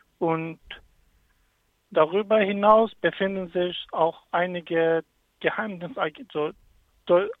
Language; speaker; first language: German; non-native, fluent; Kurdish